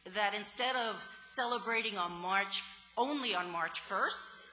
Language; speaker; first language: English; native; English